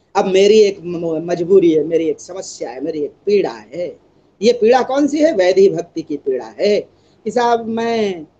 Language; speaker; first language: Hindi; native; Hindi